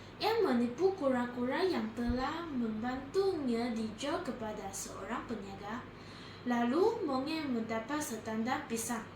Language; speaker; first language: Malay; non-native, local second language; Chinese